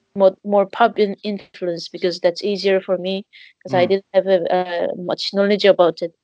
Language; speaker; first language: English; non-native, fluent; Korean